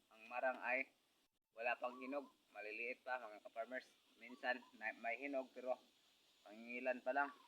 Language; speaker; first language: Filipino; non-native, local second language; Cebuano